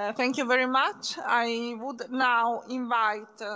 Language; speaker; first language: English; non-native, fluent; Italian